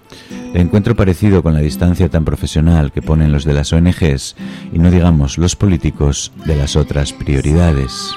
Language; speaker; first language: Spanish; native; Spanish